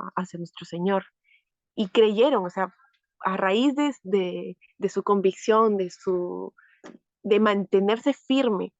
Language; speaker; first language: Spanish; native; Spanish